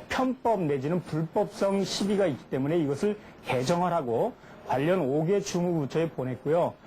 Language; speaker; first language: Korean; native; Korean